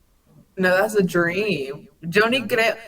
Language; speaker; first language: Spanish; early bilingual, heritage; English